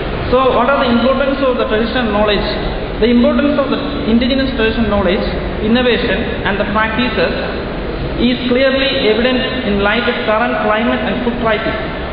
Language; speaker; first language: English; non-native, local second language; Malayalam